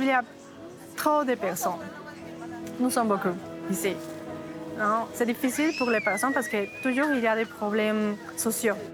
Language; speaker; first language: French; non-native, fluent; Spanish